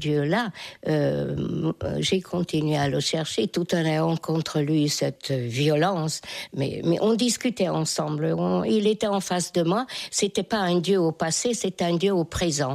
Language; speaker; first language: French; non-native, fluent; Hungarian